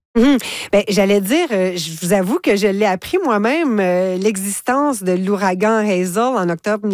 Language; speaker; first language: French; native; French